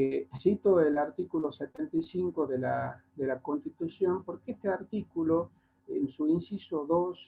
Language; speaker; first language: Spanish; native; Spanish